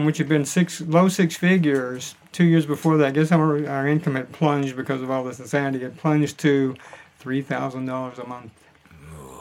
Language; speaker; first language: English; native; English